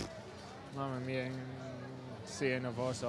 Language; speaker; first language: Italian; non-native, learner; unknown